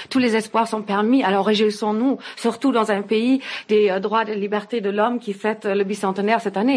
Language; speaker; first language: French; non-native, fluent; German